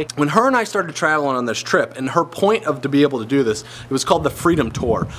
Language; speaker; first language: English; native; English